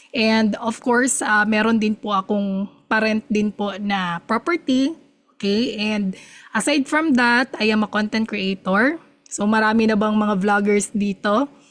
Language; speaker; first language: Filipino; non-native, local second language; Cebuano